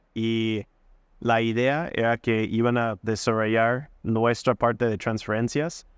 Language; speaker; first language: Spanish; non-native, fluent; English